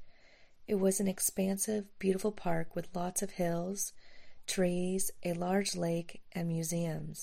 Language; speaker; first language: English; native; English